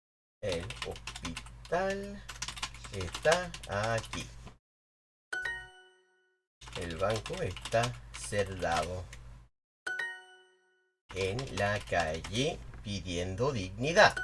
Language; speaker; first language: Spanish; non-native, learner; English